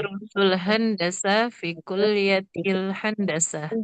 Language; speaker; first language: Arabic; non-native, learner; Indonesian